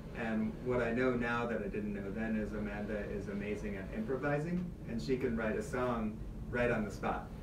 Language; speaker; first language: English; native; English